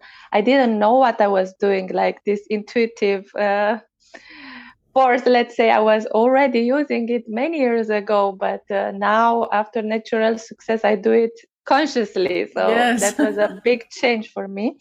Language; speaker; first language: English; non-native, fluent; Romanian